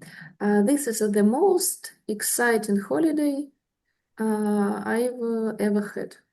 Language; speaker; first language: English; non-native, learner; Russian